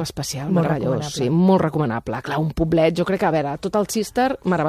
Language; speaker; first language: Catalan; native; Catalan